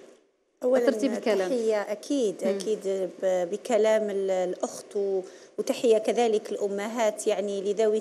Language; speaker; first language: Arabic; native; Arabic